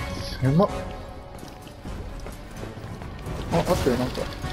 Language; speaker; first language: Japanese; native; Japanese